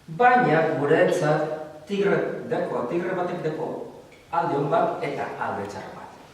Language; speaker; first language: Basque; non-native, fluent; Spanish